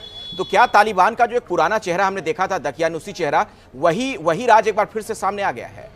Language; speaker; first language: Hindi; native; Hindi